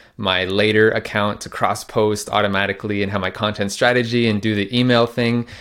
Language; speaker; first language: English; native; English